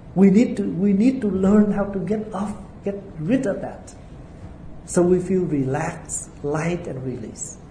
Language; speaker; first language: English; non-native, fluent; Vietnamese